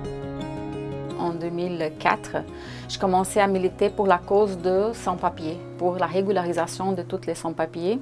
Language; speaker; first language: French; non-native, fluent; Portuguese